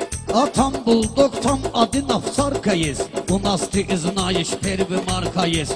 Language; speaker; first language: Russian; non-native, learner; Talysh